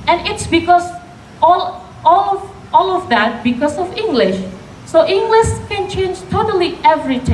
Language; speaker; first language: English; non-native, fluent; Indonesian